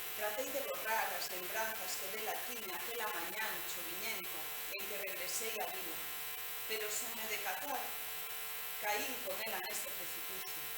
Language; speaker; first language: Galician; native; Galician